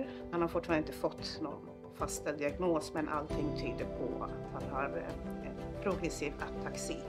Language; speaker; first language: Swedish; native; Swedish